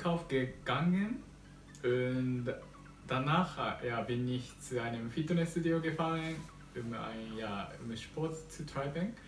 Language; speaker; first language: German; non-native, learner; Japanese